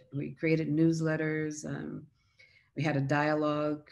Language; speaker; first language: English; native; English